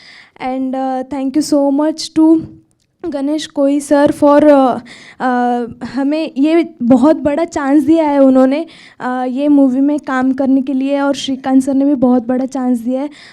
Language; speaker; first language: Hindi; non-native, local second language; Marathi